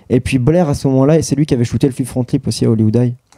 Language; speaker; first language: French; native; French